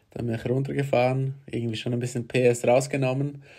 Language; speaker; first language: German; native; German